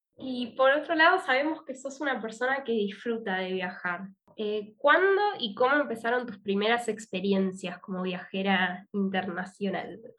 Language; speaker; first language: Spanish; native; Spanish